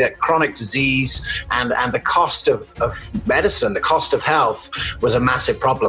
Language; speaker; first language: English; native; English